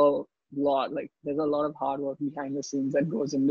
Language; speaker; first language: English; non-native, local second language; Hindi